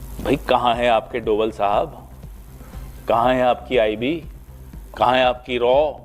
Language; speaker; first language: Hindi; native; Hindi